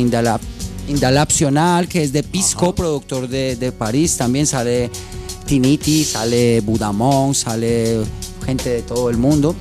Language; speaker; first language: Spanish; native; Spanish